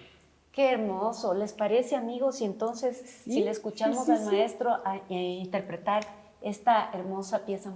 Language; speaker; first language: Spanish; native; Spanish